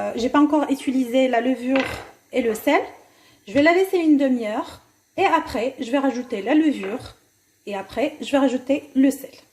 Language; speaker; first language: French; non-native, local second language; Arabic